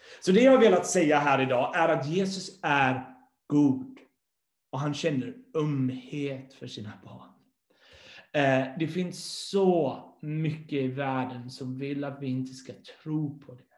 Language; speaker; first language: Swedish; non-native, fluent; English